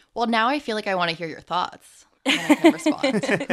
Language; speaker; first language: English; early bilingual, other home language; Hindi